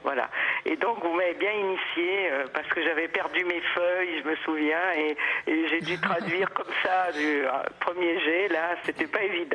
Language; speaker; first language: French; native; French